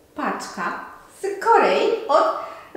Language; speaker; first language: Polish; non-native, learner; Korean